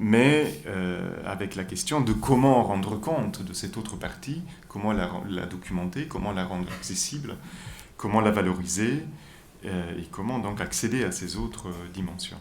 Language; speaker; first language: French; native; French